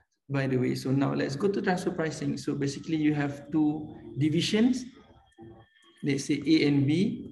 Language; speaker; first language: English; non-native, local second language; Malay